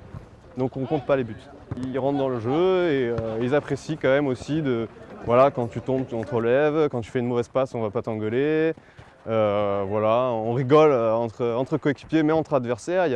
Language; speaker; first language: French; native; French